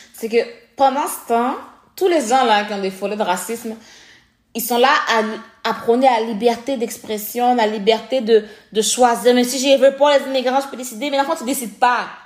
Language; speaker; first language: French; native; French